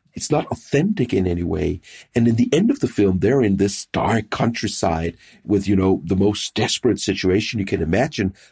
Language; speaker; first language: English; non-native, fluent; Danish